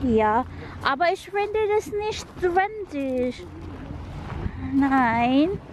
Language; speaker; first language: German; non-native, learner; Cebuano